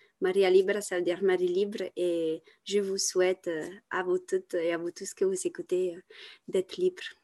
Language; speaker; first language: French; non-native, fluent; Italian